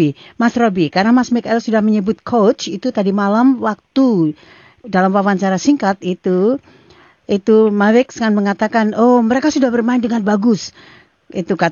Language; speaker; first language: Indonesian; native; Indonesian